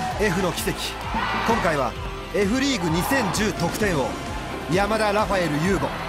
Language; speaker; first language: Japanese; native; Japanese